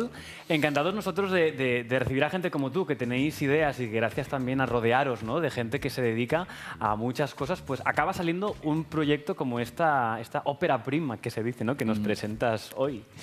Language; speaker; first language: Spanish; non-native, local second language; Catalan